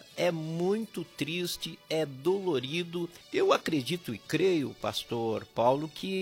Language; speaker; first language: Portuguese; native; Portuguese